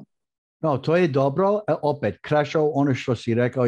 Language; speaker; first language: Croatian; early bilingual, heritage; Croatian